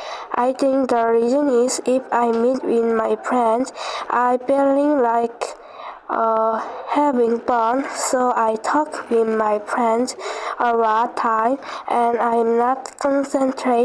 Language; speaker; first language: English; non-native, learner; Korean